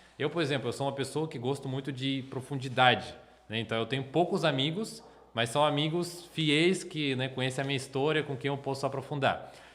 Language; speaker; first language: Portuguese; non-native, fluent; Russian